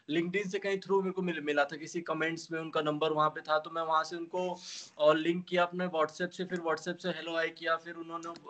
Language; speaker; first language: Hindi; native; Hindi